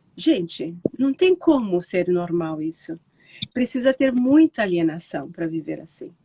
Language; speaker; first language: Portuguese; non-native, fluent; Italian